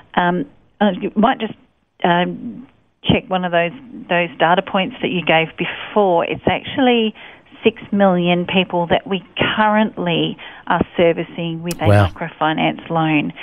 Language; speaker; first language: English; native; English